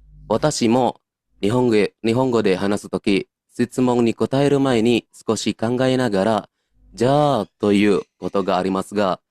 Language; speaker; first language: Japanese; non-native, fluent; Indonesian